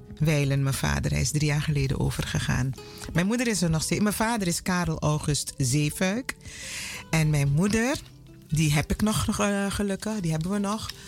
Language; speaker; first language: Dutch; native; Dutch